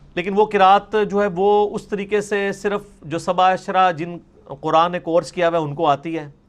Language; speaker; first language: Urdu; non-native, local second language; Punjabi